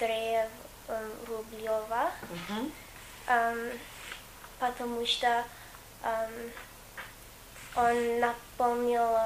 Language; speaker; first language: Russian; non-native, fluent; English